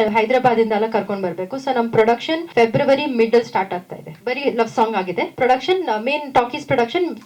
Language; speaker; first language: Kannada; non-native, local second language; Tamil